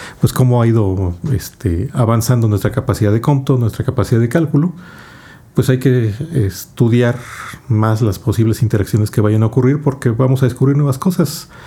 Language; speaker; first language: Spanish; native; Spanish